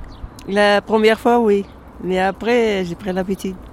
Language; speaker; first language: French; non-native, fluent; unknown